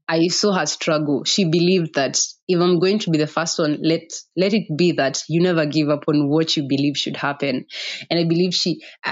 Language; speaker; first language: English; non-native, local second language; Kikuyu